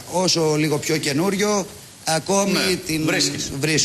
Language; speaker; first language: Greek; native; Greek